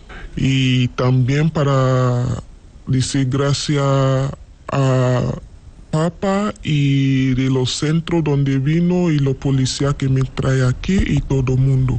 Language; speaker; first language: Spanish; non-native, learner; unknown